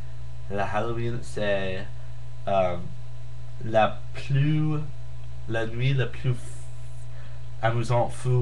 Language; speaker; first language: French; non-native, learner; English